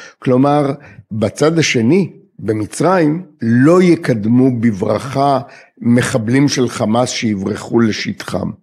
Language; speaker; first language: Hebrew; native; Hebrew